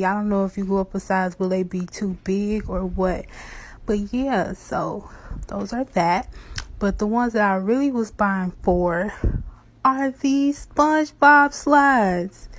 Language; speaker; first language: English; native; English